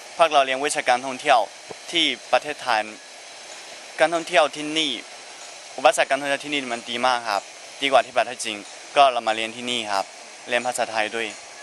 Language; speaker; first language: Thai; non-native, learner; Chinese